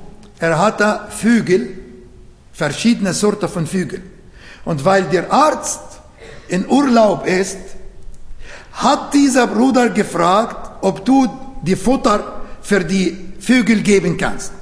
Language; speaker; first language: German; non-native, fluent; Arabic